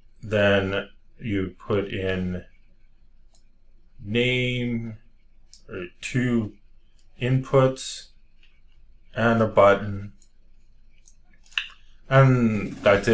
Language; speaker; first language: English; native; English